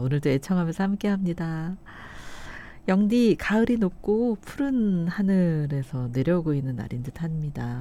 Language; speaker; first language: Korean; native; Korean